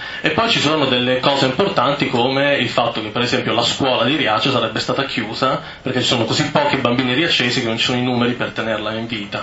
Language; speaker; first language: Italian; native; Italian